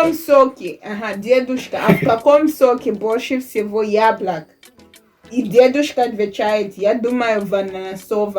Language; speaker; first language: Russian; non-native, fluent; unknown